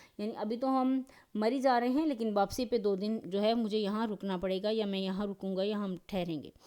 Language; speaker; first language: Urdu; native; Urdu